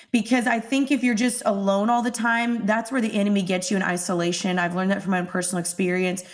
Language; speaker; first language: English; native; English